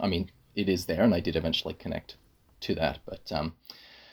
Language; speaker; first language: English; native; English